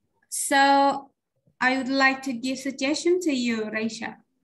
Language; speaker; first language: English; non-native, fluent; Indonesian